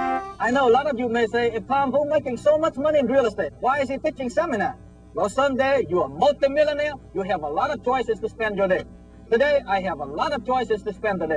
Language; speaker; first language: English; non-native, fluent; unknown